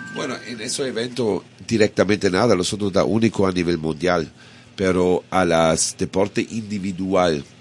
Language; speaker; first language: Spanish; non-native, learner; German